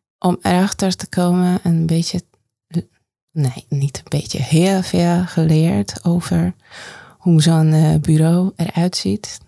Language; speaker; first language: Dutch; non-native, fluent; Hungarian